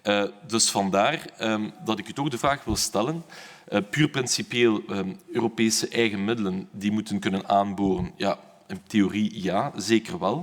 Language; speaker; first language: Dutch; native; Dutch